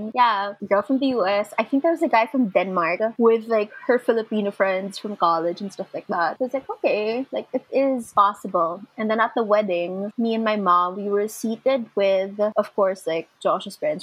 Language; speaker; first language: English; non-native, local second language; Filipino